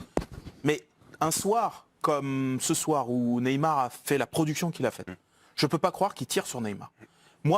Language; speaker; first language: French; native; French